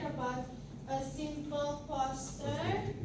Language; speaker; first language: English; non-native, fluent; Indonesian